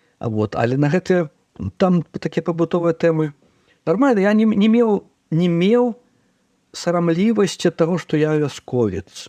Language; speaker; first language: Belarusian; native; Belarusian